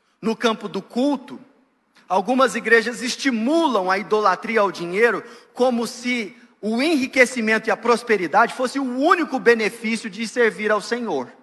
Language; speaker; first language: Portuguese; native; Portuguese